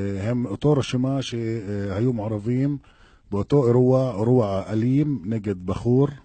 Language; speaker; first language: Hebrew; non-native, local second language; Arabic